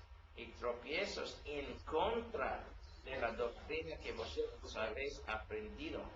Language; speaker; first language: Spanish; non-native, learner; English